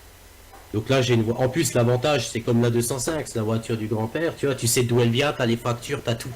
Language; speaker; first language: French; native; French